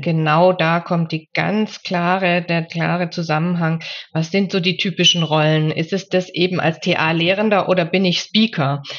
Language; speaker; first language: German; native; German